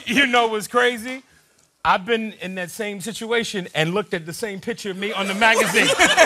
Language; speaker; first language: English; native; English